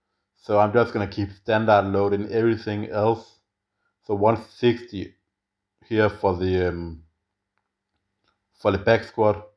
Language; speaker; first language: English; non-native, fluent; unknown